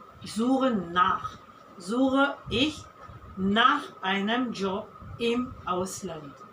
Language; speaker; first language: German; non-native, fluent; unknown